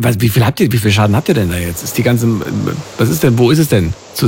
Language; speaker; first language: German; native; German